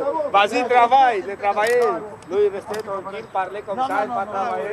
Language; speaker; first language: French; non-native, learner; Romanian